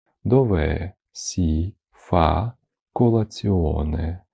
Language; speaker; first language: Italian; non-native, fluent; Ukrainian